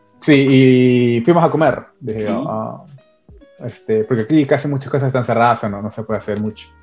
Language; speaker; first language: Spanish; early bilingual, heritage; Spanish